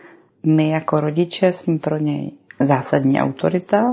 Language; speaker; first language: Czech; native; Czech